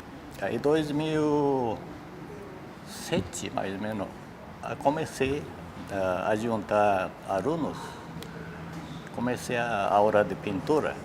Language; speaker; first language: Portuguese; non-native, learner; Japanese